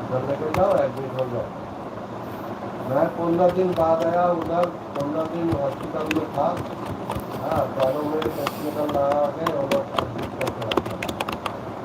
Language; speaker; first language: Hindi; non-native, local second language; Santali